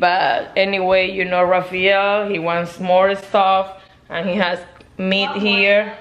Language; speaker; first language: English; non-native, fluent; Spanish